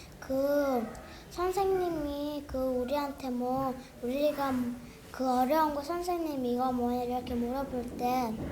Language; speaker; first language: Korean; early bilingual, other home language; Mongolian